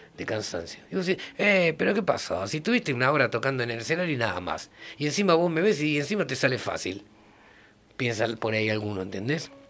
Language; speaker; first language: Spanish; native; Spanish